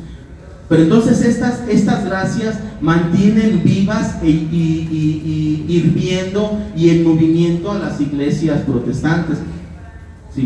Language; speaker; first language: Spanish; native; Spanish